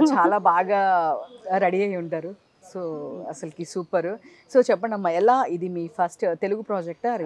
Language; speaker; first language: Telugu; native; Telugu